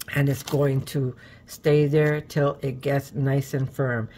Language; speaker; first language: English; native; English